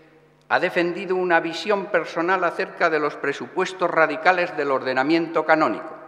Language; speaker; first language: Spanish; native; Spanish